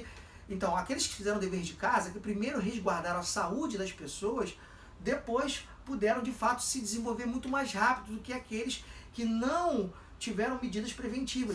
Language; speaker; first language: Portuguese; native; Portuguese